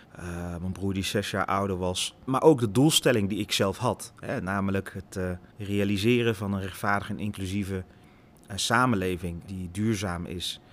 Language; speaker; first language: Dutch; early bilingual, other home language; Lingala